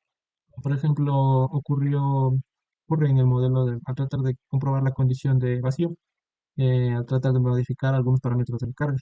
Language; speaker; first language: Spanish; native; Spanish